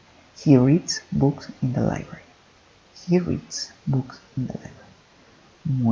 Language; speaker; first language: English; non-native, fluent; Spanish